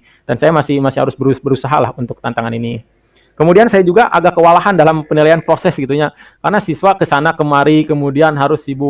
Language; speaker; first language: Indonesian; non-native, local second language; Sundanese